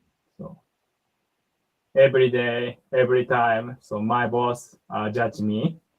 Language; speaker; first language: English; non-native, learner; Japanese